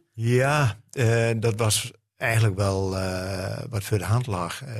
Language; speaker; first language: Dutch; non-native, local second language; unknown